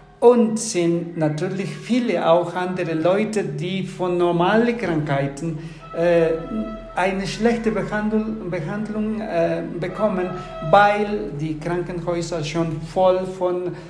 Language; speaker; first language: German; non-native, fluent; Spanish